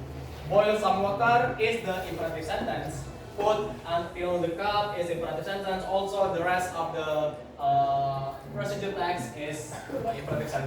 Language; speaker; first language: English; non-native, learner; Indonesian